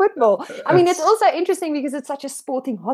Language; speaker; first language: English; non-native, local second language; Afrikaans